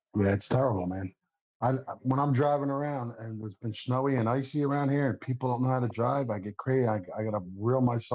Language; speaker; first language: English; native; English